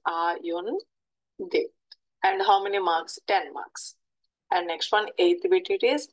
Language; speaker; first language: English; non-native, local second language; Telugu